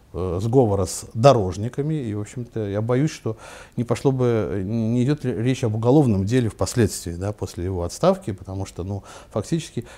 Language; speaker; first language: Russian; native; Russian